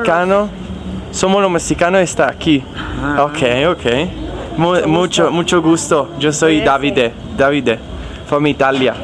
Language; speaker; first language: Spanish; non-native, learner; Italian